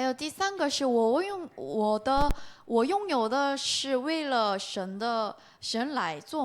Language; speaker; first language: Chinese; non-native, learner; Korean